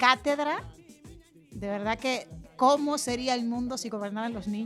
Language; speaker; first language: Spanish; native; Spanish